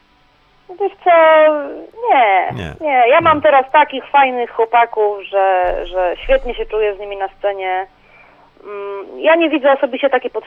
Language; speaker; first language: Polish; native; Polish